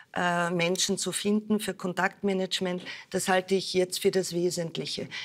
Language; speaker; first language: German; native; German